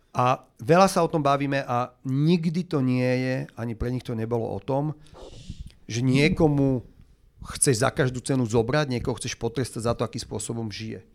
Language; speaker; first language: Slovak; native; Slovak